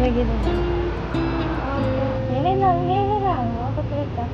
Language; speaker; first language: Filipino; non-native, local second language; Waray